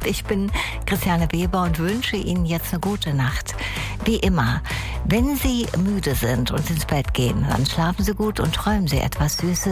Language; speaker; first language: German; native; German